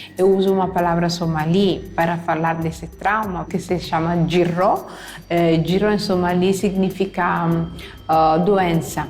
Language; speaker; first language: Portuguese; non-native, fluent; Italian